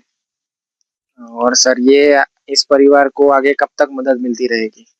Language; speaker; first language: Hindi; non-native, local second language; Gujarati